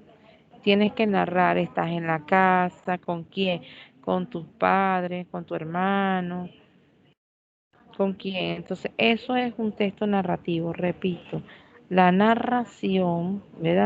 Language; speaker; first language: Spanish; native; Spanish